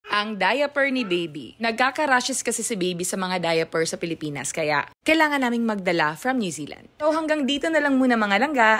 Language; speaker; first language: Filipino; non-native, local second language; Cebuano